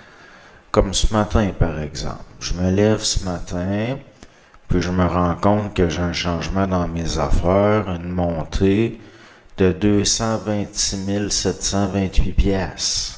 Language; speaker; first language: French; native; French